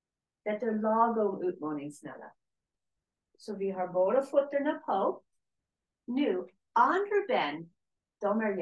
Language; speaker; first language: Swedish; non-native, learner; English